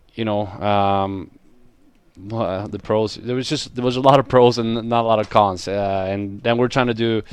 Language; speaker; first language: English; non-native, fluent; Swedish